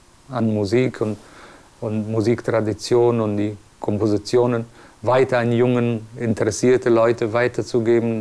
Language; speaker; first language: German; non-native, fluent; Persian